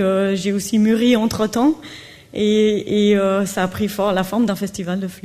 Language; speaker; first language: French; native; French